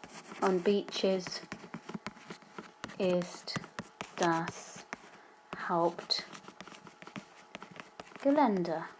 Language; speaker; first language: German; non-native, fluent; English